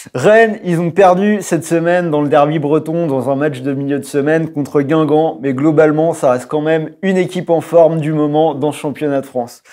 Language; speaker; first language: French; native; French